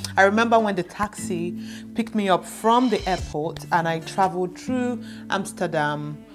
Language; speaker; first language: English; non-native, local second language; Igbo